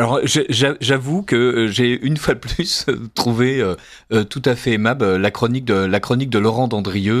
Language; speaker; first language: French; native; French